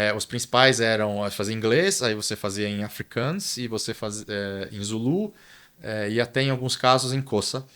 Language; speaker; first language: Portuguese; native; Portuguese